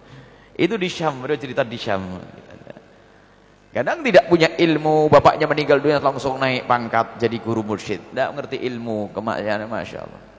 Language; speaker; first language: Indonesian; native; Indonesian